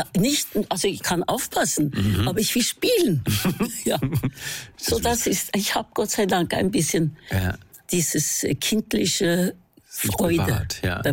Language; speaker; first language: German; non-native, fluent; Norwegian